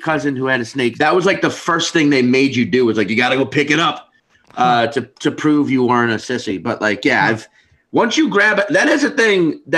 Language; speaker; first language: English; native; English